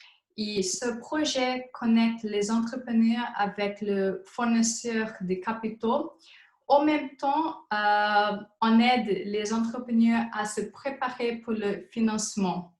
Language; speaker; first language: French; non-native, learner; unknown